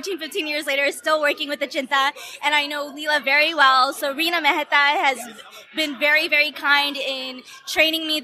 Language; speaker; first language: English; native; English